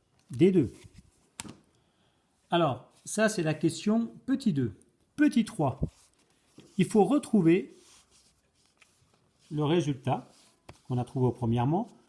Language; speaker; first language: French; native; French